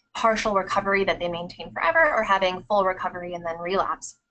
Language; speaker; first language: English; native; English